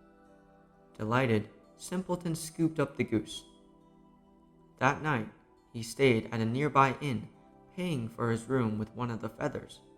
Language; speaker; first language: English; native; English